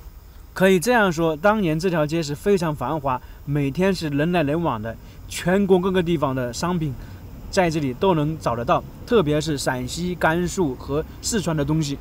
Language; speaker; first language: Chinese; native; Chinese